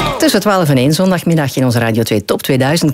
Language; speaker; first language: Dutch; native; Dutch